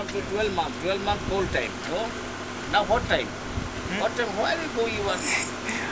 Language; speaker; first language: English; non-native, learner; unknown